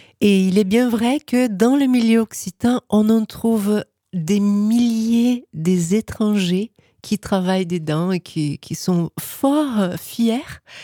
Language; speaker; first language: French; non-native, fluent; Portuguese